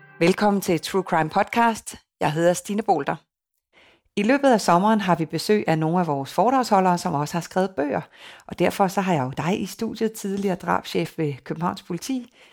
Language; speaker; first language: Danish; native; Danish